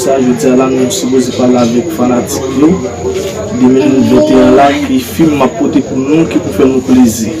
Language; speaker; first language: French; non-native, learner; Haitian Creole